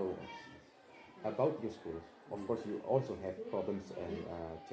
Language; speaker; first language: English; non-native, learner; Indonesian